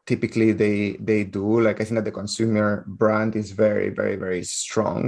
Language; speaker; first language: English; non-native, fluent; Spanish